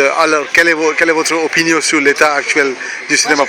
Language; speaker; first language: French; non-native, fluent; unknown